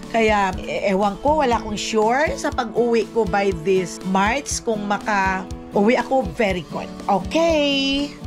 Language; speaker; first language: Filipino; native; Filipino